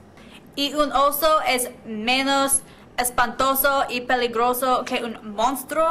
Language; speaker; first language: Spanish; non-native, learner; English